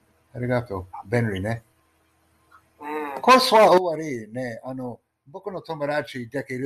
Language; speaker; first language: Japanese; non-native, learner; English